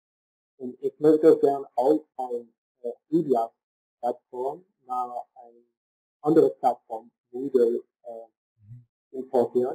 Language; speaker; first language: German; non-native, fluent; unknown